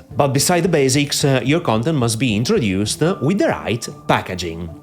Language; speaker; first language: English; non-native, fluent; Italian